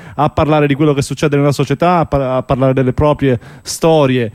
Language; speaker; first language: Italian; native; Italian